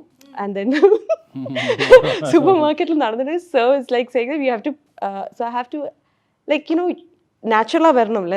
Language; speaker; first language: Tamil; non-native, learner; Malayalam